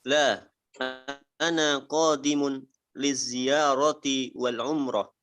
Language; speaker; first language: Arabic; non-native, learner; Indonesian